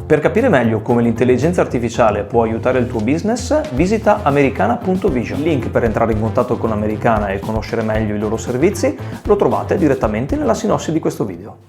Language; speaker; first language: Italian; native; Italian